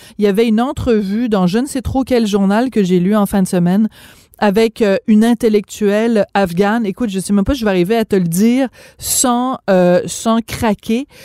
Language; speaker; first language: French; native; French